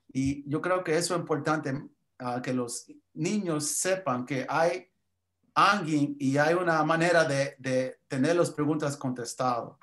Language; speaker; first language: Spanish; early bilingual, heritage; English